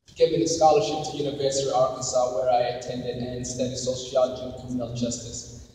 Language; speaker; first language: English; non-native, fluent; Somali